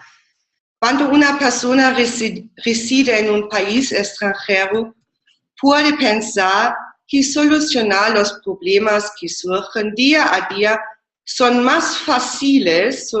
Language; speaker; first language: Spanish; non-native, fluent; German